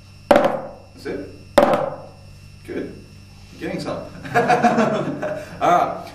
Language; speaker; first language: English; native; English